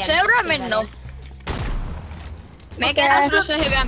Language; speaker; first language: Finnish; native; Finnish